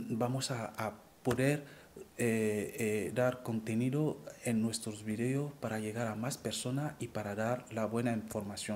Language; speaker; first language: Spanish; non-native, fluent; French